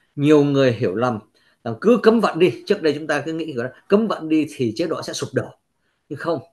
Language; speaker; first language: Vietnamese; native; Vietnamese